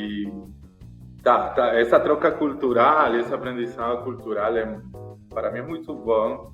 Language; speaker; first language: Portuguese; non-native, learner; Spanish